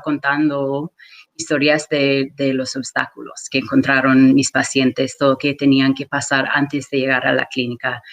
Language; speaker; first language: Spanish; non-native, fluent; English